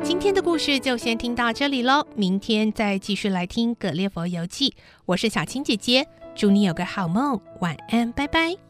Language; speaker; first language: Chinese; native; Chinese